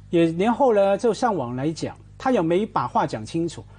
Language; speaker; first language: Chinese; non-native, local second language; Cantonese